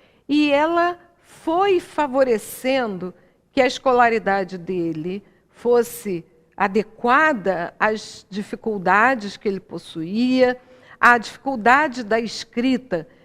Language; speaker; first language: Portuguese; native; Portuguese